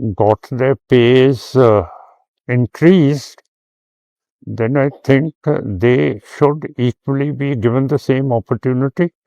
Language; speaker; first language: English; non-native, local second language; Punjabi